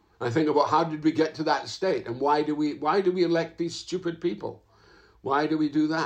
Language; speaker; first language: English; native; English